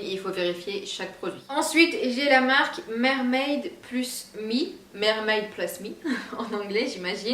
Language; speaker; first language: French; native; French